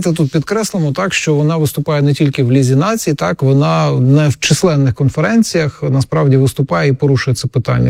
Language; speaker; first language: Ukrainian; native; Ukrainian